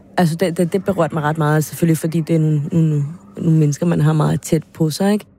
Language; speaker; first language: Danish; non-native, fluent; Spanish